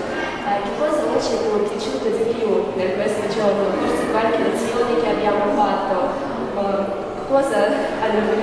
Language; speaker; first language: Italian; non-native, learner; Russian